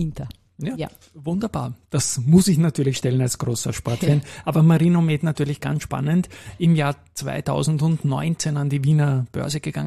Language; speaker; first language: German; native; German